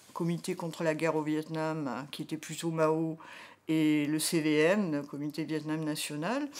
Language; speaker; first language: French; native; French